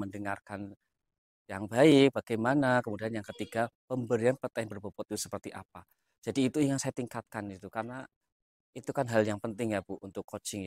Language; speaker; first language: Indonesian; native; Indonesian